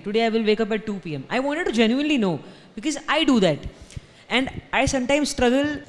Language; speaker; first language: English; non-native, local second language; Hindi